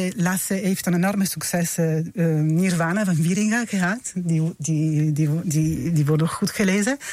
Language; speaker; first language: Dutch; non-native, fluent; Italian